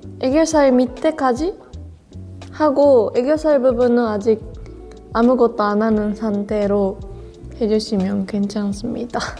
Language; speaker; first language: Korean; non-native, fluent; Japanese